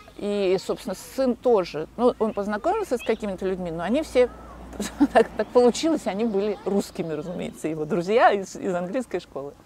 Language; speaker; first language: Russian; native; Russian